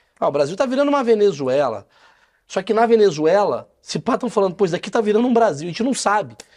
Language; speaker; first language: Portuguese; native; Portuguese